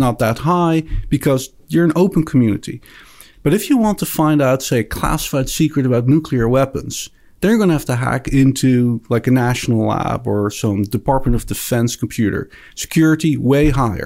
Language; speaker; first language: English; non-native, fluent; Dutch